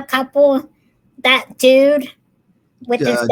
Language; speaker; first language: English; native; English